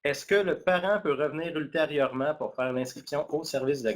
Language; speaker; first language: French; native; French